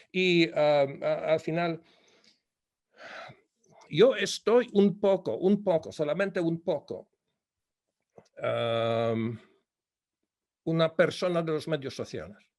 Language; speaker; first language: Spanish; non-native, fluent; Polish